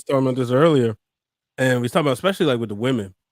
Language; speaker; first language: English; native; English